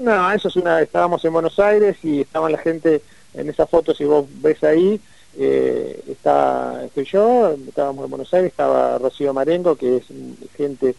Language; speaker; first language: Spanish; native; Spanish